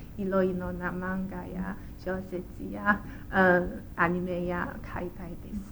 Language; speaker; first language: Japanese; non-native, learner; Chinese